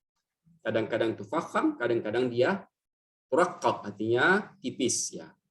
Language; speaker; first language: Indonesian; native; Indonesian